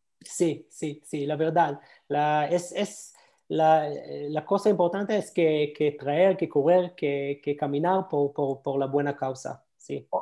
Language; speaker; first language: Spanish; non-native, learner; Hebrew